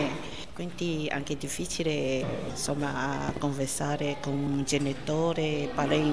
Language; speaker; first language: Italian; non-native, learner; Chinese